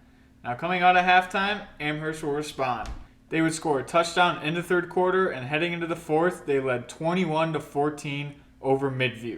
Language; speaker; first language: English; native; English